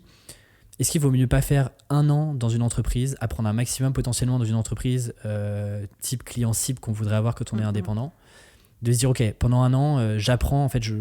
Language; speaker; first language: French; native; French